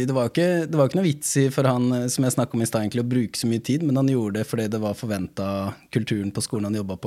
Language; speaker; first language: Norwegian; native; Norwegian